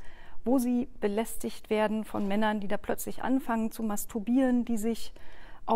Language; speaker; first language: German; native; German